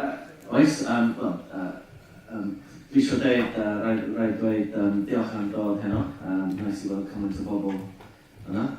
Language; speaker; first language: Welsh; non-native, learner; English